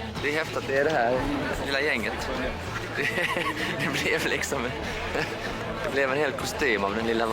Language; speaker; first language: Swedish; native; Swedish